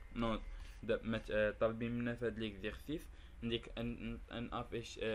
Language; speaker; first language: French; non-native, local second language; Arabic